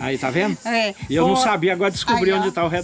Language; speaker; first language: Portuguese; native; Portuguese